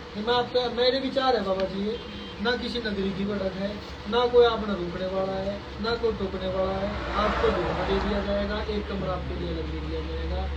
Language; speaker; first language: Hindi; native; Hindi